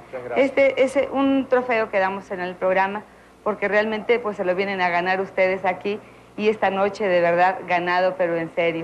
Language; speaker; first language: Spanish; native; Spanish